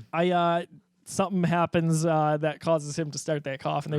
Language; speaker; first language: English; native; English